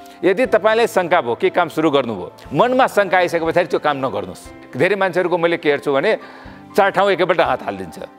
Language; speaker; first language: Nepali; non-native, local second language; Maithili